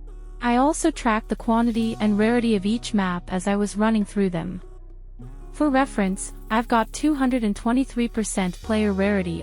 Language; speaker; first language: English; native; English